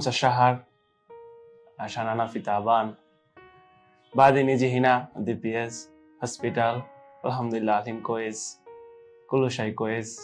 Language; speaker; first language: Arabic; non-native, learner; Bangla